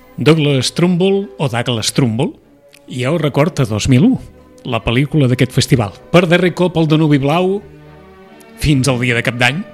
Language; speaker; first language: Catalan; native; Catalan